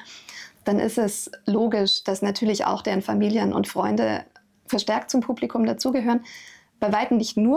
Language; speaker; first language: German; native; German